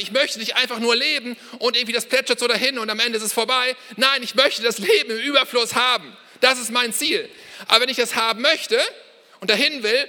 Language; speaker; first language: German; native; German